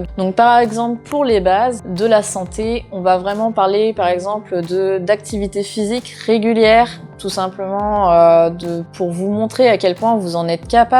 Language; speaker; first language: French; native; French